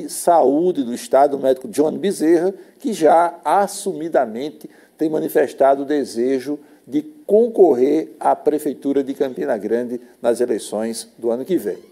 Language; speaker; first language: Portuguese; native; Portuguese